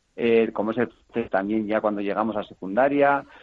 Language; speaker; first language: Spanish; native; Spanish